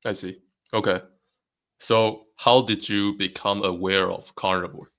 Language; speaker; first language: English; non-native, fluent; Chinese